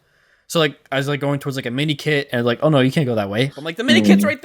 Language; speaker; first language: English; native; English